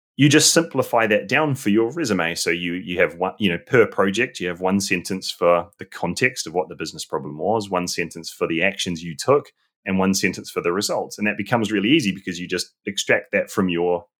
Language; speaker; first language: English; native; English